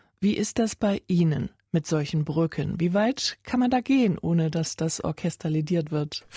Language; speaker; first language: German; native; German